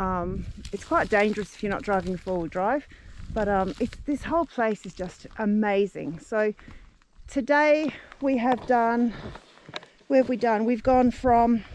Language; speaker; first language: English; native; English